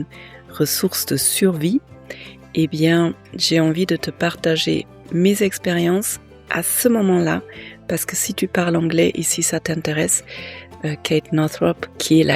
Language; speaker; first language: French; native; French